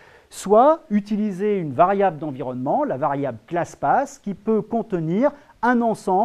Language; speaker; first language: French; native; French